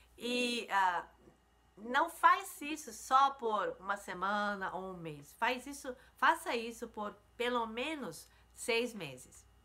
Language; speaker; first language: Portuguese; native; Portuguese